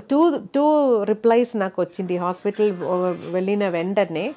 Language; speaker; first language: Telugu; non-native, local second language; Malayalam